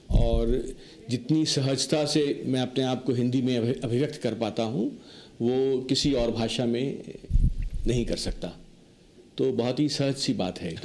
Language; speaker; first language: Hindi; native; Hindi